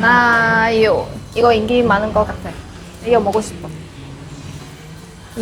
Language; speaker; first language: Korean; non-native, learner; Vietnamese